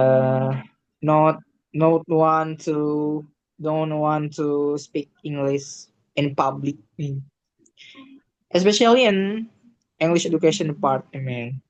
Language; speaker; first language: English; non-native, learner; Indonesian